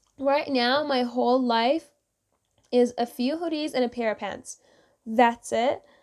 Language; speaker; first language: English; non-native, fluent; Persian